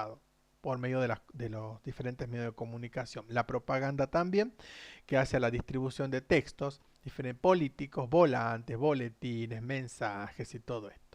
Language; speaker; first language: Spanish; native; Spanish